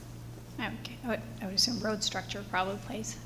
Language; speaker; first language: English; native; English